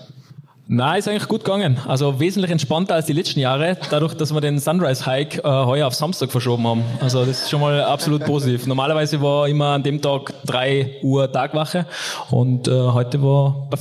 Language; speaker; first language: German; native; German